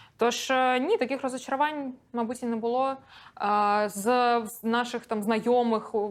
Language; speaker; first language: Ukrainian; non-native, local second language; Russian